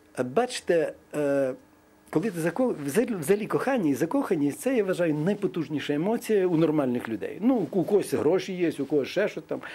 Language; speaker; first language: Ukrainian; non-native, local second language; Russian